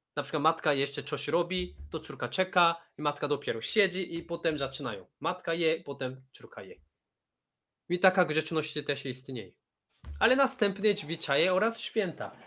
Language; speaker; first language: Polish; non-native, fluent; Korean